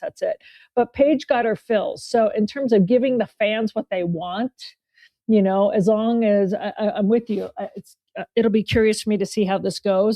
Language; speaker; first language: English; native; English